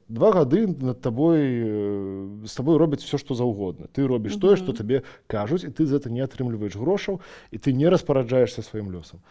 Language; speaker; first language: Belarusian; non-native, local second language; Russian